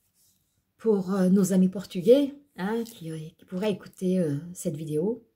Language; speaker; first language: French; native; French